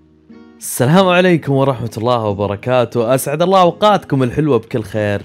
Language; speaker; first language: Arabic; native; Arabic